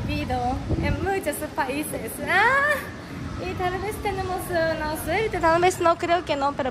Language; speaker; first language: Spanish; non-native, learner; Japanese